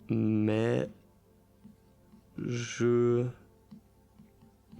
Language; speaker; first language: French; non-native, learner; German